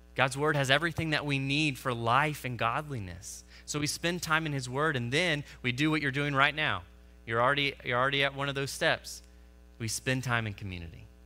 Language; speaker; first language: English; native; English